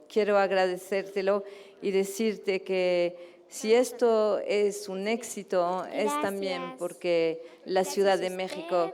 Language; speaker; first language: Spanish; native; Spanish